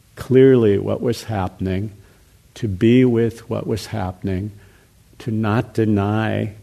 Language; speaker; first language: English; native; English